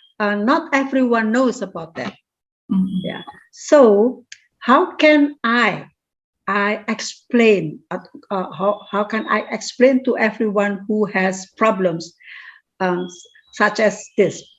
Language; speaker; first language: English; non-native, fluent; Indonesian